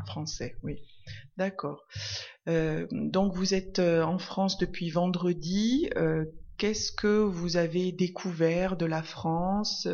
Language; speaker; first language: French; native; French